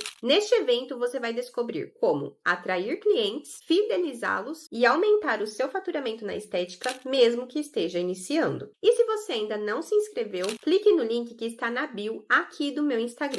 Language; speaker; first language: Portuguese; native; Portuguese